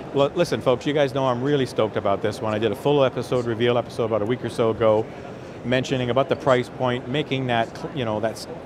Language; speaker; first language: English; native; English